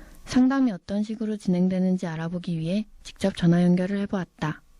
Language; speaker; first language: Korean; native; Korean